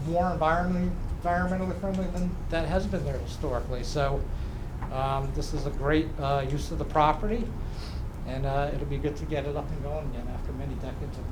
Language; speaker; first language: English; native; English